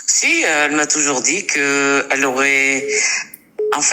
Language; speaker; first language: French; native; French